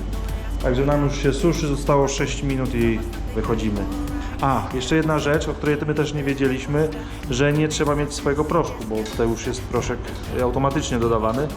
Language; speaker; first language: Polish; native; Polish